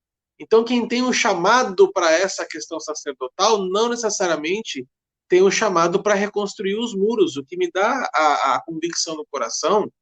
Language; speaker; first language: Portuguese; native; Portuguese